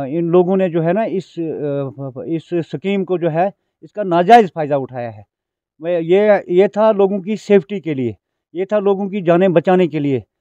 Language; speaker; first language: Hindi; non-native, local second language; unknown